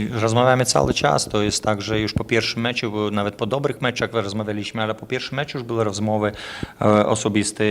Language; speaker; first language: Polish; non-native, fluent; Lithuanian